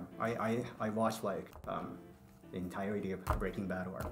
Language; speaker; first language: English; non-native, fluent; Japanese